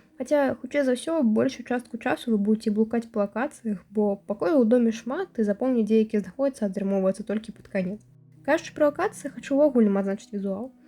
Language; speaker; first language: Belarusian; native; Belarusian